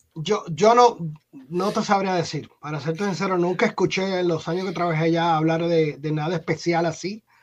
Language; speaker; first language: Spanish; native; Spanish